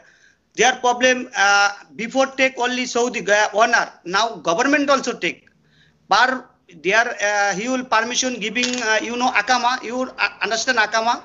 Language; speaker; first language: English; non-native, learner; Bangla